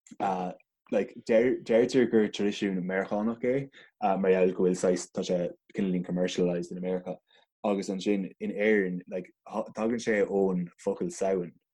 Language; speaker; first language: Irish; native; Irish